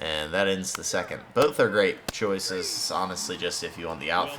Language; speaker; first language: English; native; English